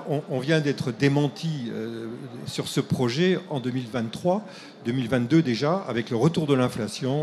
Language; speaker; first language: French; native; French